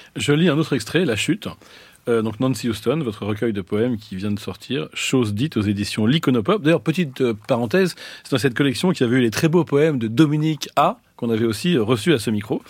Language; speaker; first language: French; native; French